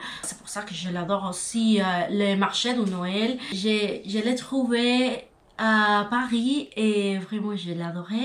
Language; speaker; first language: French; non-native, learner; Spanish